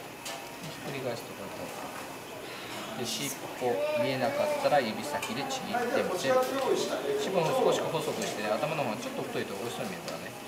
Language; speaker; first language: Japanese; native; Japanese